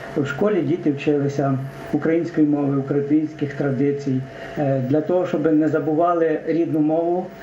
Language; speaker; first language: Ukrainian; native; Ukrainian